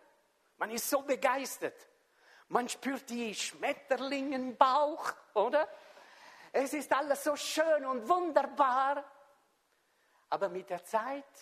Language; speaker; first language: German; non-native, fluent; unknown